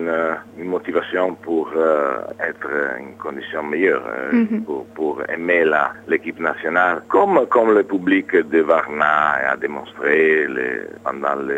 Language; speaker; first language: French; non-native, learner; Italian